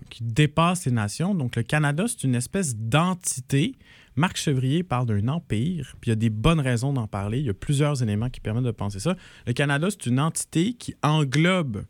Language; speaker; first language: French; native; French